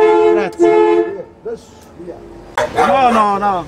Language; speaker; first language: Italian; non-native, learner; German